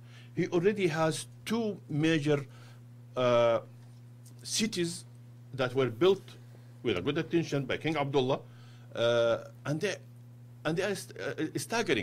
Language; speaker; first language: English; non-native, fluent; Arabic